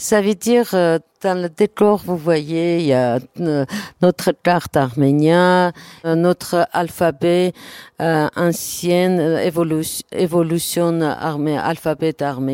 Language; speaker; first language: French; non-native, learner; Armenian